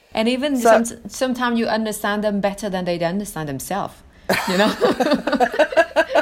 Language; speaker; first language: English; non-native, fluent; Vietnamese